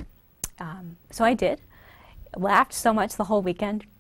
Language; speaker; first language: English; native; English